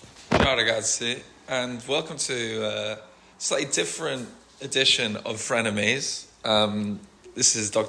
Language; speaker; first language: English; native; English